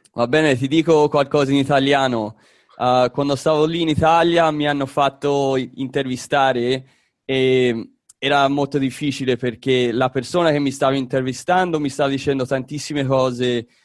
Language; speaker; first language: Italian; early bilingual, heritage; Italian